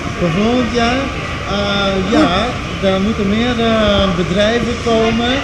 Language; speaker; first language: Dutch; non-native, local second language; Papiamento